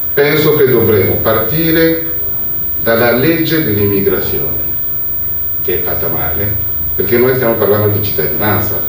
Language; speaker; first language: Italian; non-native, fluent; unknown